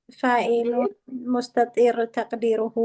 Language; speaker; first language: Arabic; non-native, learner; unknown